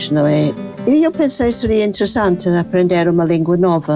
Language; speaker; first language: Portuguese; non-native, fluent; English